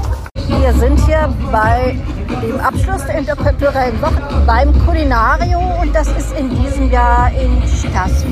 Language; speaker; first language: German; native; German